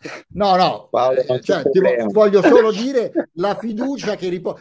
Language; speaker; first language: Italian; native; Italian